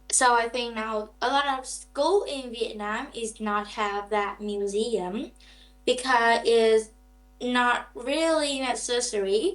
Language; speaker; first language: English; non-native, learner; Vietnamese